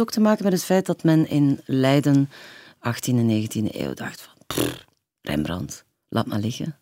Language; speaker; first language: Dutch; native; Dutch